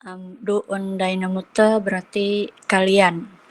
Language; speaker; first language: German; non-native, learner; Indonesian